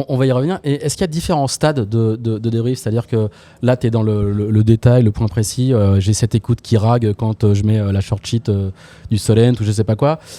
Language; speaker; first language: French; native; French